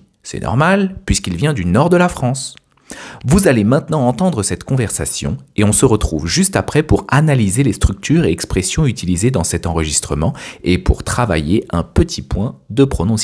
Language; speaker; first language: French; native; French